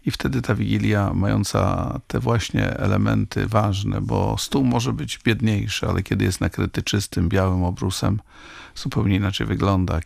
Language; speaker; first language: Polish; native; Polish